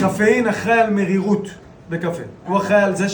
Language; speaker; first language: Hebrew; native; Hebrew